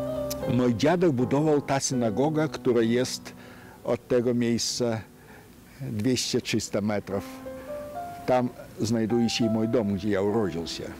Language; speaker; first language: Polish; non-native, local second language; Yiddish